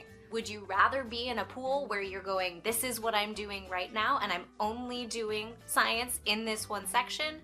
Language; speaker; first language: English; native; English